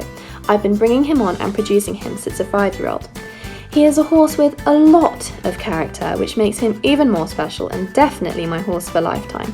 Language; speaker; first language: English; native; English